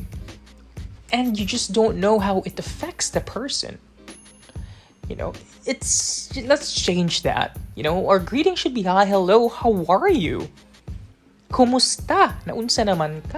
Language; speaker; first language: English; non-native, local second language; Cebuano